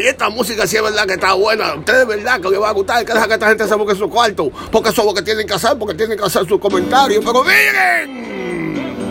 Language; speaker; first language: Spanish; early bilingual, heritage; Spanish